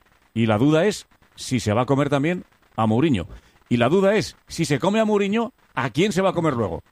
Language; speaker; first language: Spanish; native; Spanish